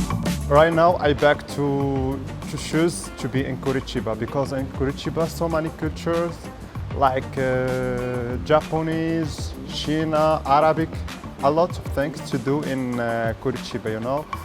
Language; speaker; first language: English; non-native, learner; Arabic